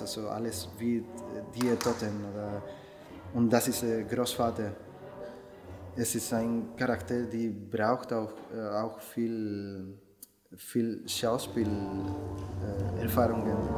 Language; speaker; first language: German; non-native, learner; Spanish